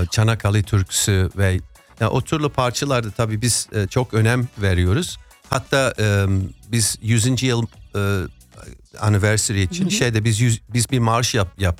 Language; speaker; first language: Turkish; non-native, fluent; English